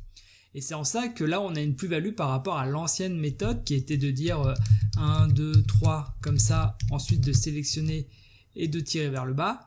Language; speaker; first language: French; native; French